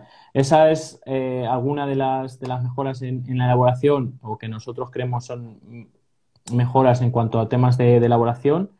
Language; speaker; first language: Spanish; native; Spanish